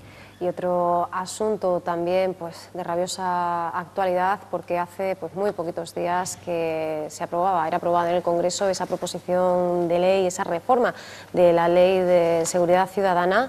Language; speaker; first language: Spanish; native; Spanish